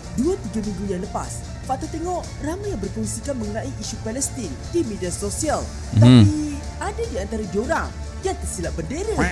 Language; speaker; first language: Malay; native; Malay